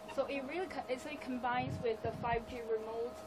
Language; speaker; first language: English; non-native, fluent; Chinese